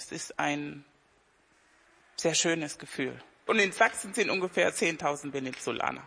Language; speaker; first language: German; non-native, fluent; Spanish